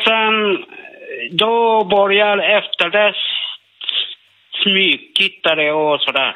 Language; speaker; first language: Swedish; non-native, learner; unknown